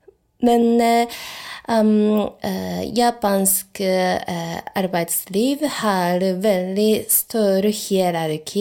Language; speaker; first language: Norwegian; non-native, learner; Japanese